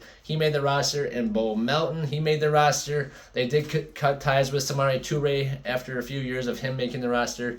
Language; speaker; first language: English; native; English